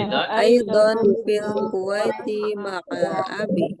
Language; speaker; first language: Arabic; non-native, learner; Indonesian